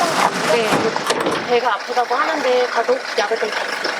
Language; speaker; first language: Korean; native; Korean